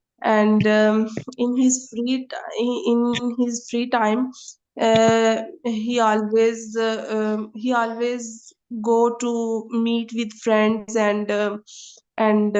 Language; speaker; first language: English; non-native, learner; Urdu